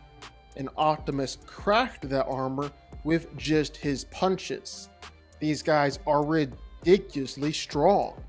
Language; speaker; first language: English; native; English